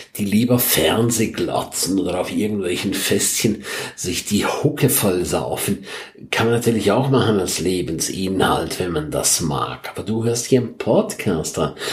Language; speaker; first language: German; non-native, local second language; Romansh